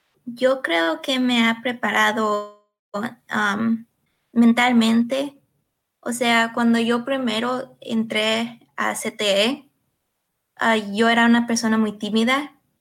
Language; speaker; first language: Spanish; early bilingual, heritage; Spanish